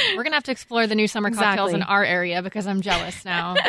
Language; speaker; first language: English; native; English